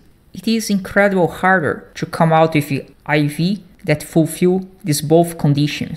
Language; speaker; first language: English; non-native, fluent; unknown